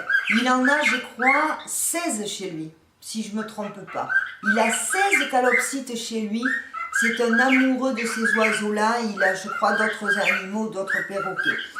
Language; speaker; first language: French; native; French